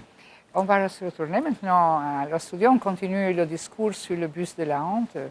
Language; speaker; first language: French; non-native, fluent; Albanian